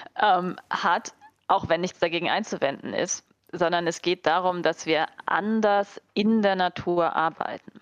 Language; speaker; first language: German; native; German